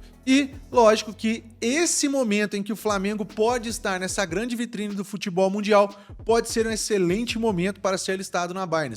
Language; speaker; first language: Portuguese; native; Portuguese